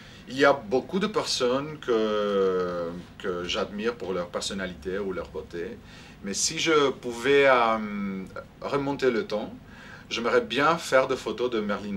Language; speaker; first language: French; non-native, fluent; Greek